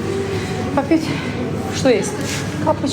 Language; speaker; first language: Russian; non-native, fluent; Azerbaijani